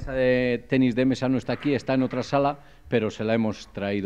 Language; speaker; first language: Spanish; native; Spanish